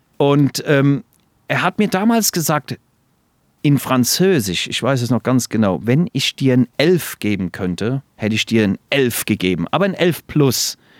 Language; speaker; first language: German; non-native, fluent; English